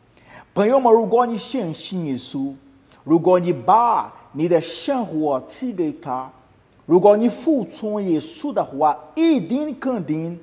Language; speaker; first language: Chinese; non-native, fluent; Portuguese